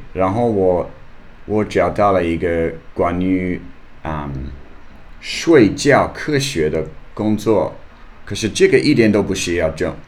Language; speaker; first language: Chinese; non-native, learner; English